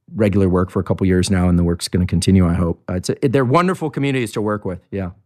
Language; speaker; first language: English; native; English